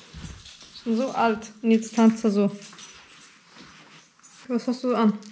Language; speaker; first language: German; early bilingual, other home language; Bosnian